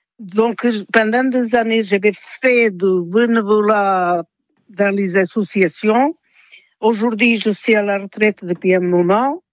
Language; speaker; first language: French; non-native, fluent; Portuguese